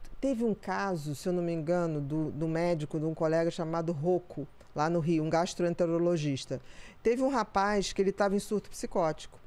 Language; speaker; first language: Portuguese; native; Portuguese